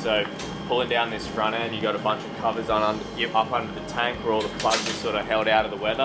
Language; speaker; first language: English; native; English